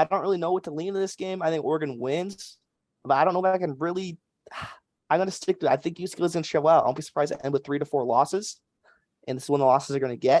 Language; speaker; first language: English; native; English